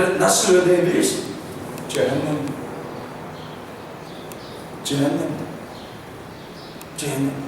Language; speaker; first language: Turkish; non-native, fluent; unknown